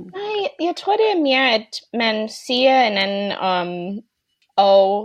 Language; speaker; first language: Danish; non-native, fluent; English